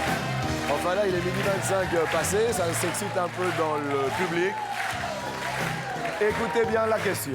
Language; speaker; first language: French; native; French